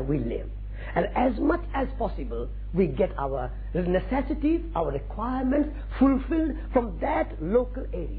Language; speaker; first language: English; non-native, local second language; Marwari